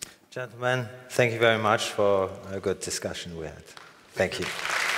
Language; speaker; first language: English; non-native, fluent; German